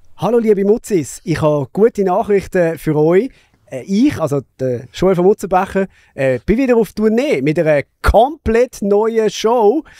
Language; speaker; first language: German; native; German